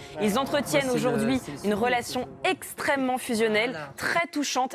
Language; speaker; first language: French; native; French